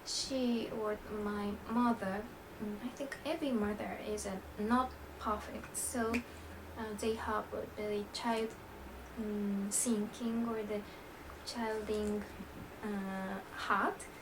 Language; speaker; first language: English; non-native, learner; Japanese